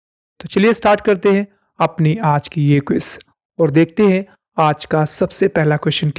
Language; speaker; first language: Hindi; native; Hindi